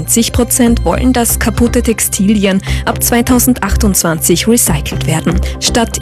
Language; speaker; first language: German; native; German